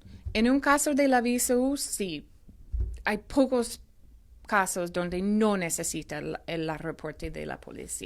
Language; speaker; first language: Spanish; non-native, fluent; English